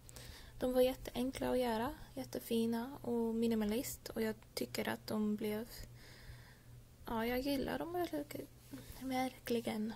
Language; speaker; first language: Swedish; early bilingual, heritage; English